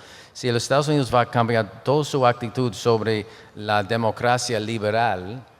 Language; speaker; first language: Spanish; non-native, fluent; English